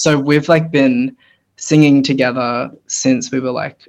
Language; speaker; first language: English; native; English